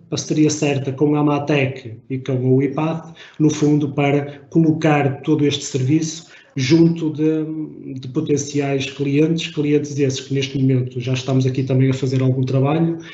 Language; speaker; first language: Portuguese; native; Portuguese